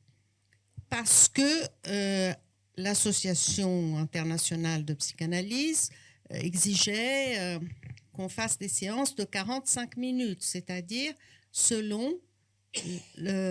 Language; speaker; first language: French; non-native, fluent; Portuguese